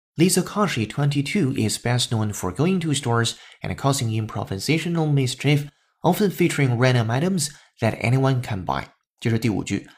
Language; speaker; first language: English; non-native, fluent; Chinese